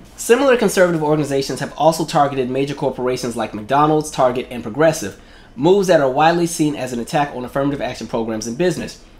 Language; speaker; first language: English; native; English